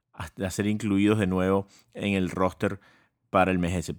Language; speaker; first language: Spanish; native; Spanish